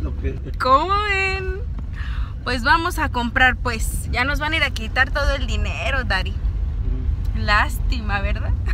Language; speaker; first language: Spanish; native; Spanish